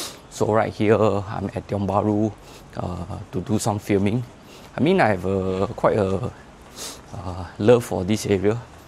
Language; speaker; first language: English; non-native, local second language; Chinese